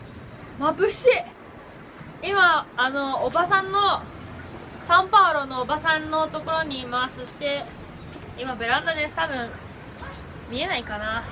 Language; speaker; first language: Japanese; early bilingual, other home language; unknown